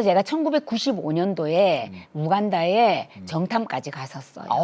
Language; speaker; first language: Korean; native; Korean